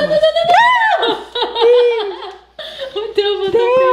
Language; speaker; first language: Portuguese; native; Portuguese